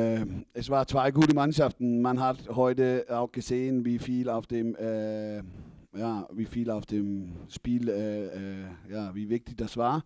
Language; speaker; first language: German; non-native, fluent; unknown